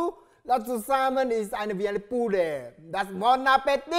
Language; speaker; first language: German; non-native, learner; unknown